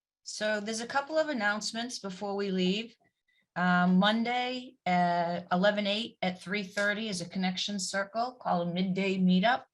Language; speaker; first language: English; native; English